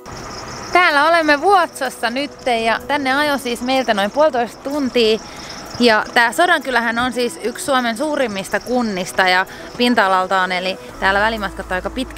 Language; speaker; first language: Finnish; native; Finnish